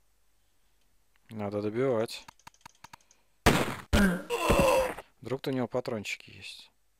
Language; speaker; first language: Russian; native; Russian